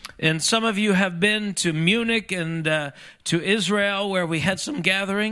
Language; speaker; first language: English; native; English